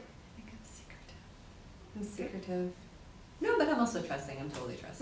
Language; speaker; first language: English; native; English